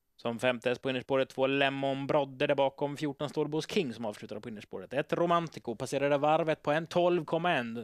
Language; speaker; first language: Swedish; native; Swedish